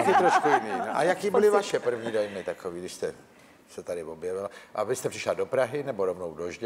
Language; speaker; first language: Czech; native; Czech